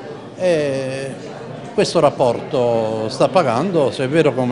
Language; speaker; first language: Italian; native; Italian